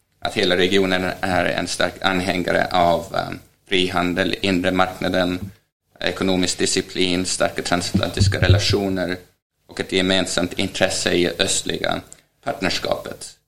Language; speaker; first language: Swedish; non-native, fluent; Estonian